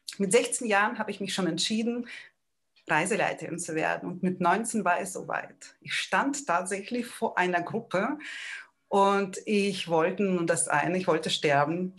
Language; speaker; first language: German; non-native, fluent; Ukrainian